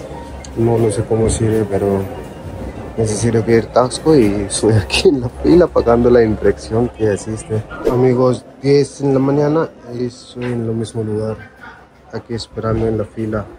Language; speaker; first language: Spanish; non-native, learner; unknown